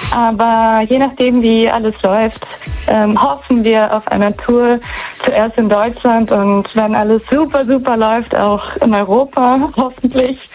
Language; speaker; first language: German; non-native, fluent; Portuguese